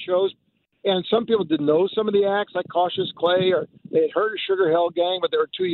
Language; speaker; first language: English; native; English